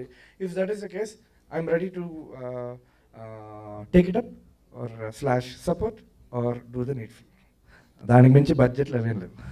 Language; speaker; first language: Telugu; native; Telugu